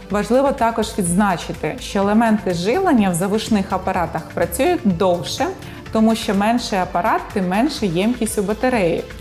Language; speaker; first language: Ukrainian; native; Ukrainian